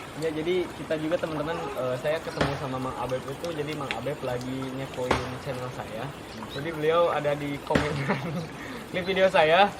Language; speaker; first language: Indonesian; non-native, local second language; Sundanese